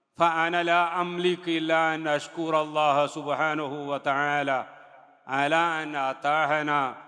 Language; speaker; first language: Arabic; non-native, fluent; Malayalam